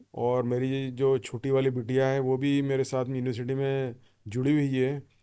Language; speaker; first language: Hindi; native; Hindi